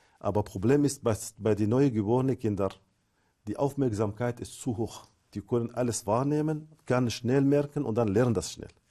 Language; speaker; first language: German; non-native, fluent; Arabic